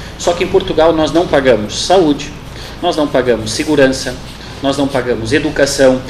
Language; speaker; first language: Portuguese; native; Portuguese